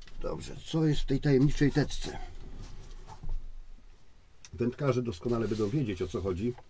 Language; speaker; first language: Polish; native; Polish